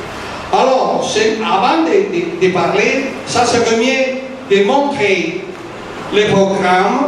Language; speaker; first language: French; non-native, fluent; Italian